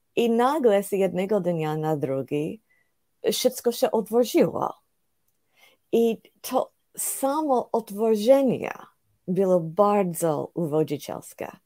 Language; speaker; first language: Polish; non-native, fluent; English